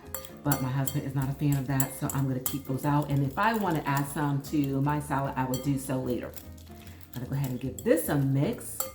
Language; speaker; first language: English; native; English